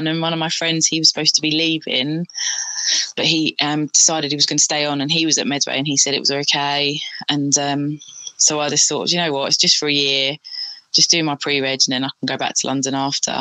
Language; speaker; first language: English; native; English